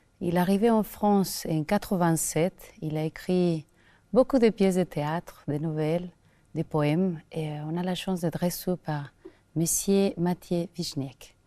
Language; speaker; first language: French; non-native, fluent; Portuguese